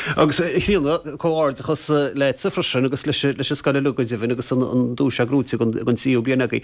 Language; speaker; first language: Irish; native; Irish